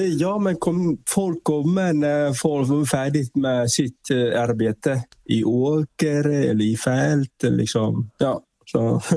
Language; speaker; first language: Swedish; non-native, fluent; Vietnamese